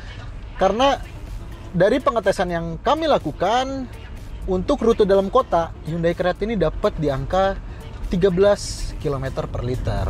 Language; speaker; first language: Indonesian; native; Indonesian